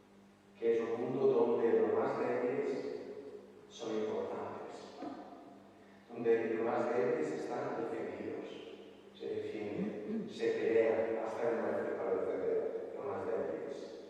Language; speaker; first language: Spanish; non-native, fluent; Italian